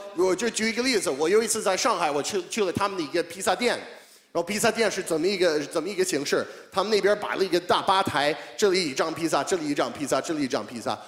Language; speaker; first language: Chinese; non-native, fluent; English